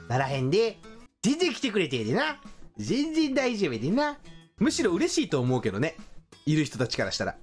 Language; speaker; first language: Japanese; native; Japanese